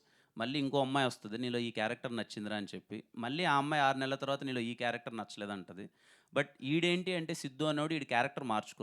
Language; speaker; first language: Telugu; native; Telugu